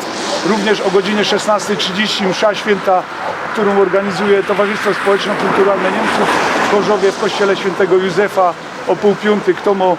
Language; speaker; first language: Polish; native; Polish